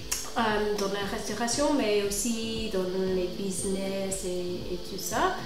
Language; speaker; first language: French; non-native, fluent; English